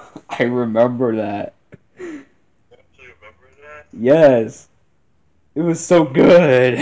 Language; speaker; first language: English; native; English